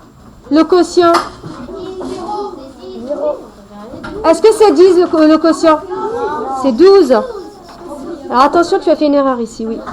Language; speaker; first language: French; native; French